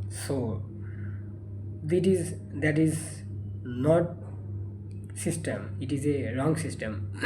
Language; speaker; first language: English; non-native, learner; Bangla